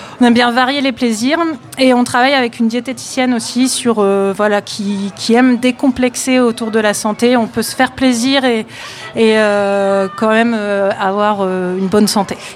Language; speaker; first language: French; native; French